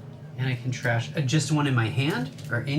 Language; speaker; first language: English; native; English